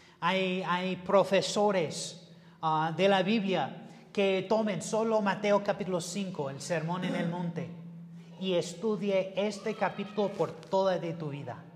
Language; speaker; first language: Spanish; non-native, learner; English